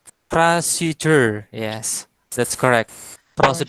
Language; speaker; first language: English; non-native, fluent; Indonesian